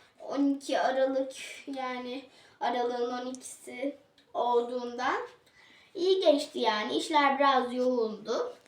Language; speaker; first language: Turkish; native; Turkish